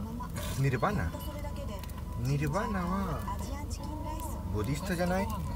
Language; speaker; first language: Japanese; non-native, learner; Spanish